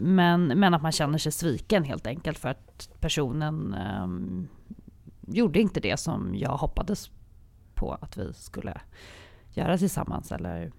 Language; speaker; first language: Swedish; native; Swedish